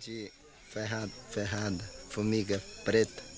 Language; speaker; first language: Portuguese; non-native, local second language; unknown